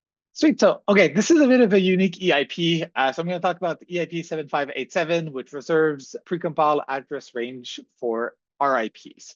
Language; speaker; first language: English; native; English